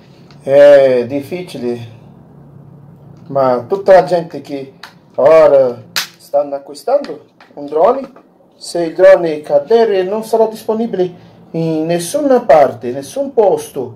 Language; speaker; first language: Italian; non-native, learner; Portuguese